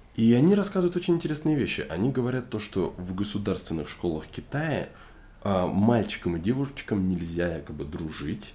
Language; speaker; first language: Russian; native; Russian